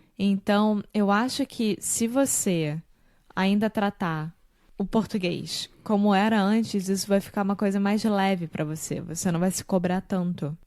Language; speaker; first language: Portuguese; native; Portuguese